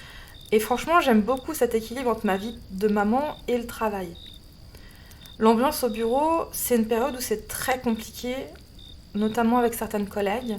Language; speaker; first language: French; native; French